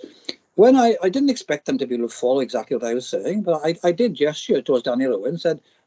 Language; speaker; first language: English; non-native, local second language; Welsh